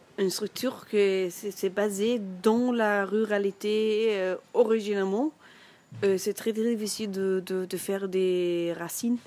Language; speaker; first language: French; non-native, learner; German